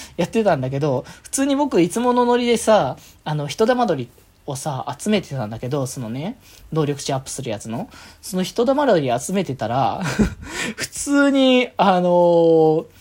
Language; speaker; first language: Japanese; native; Japanese